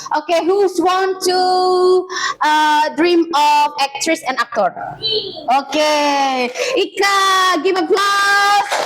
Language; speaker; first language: English; non-native, learner; Indonesian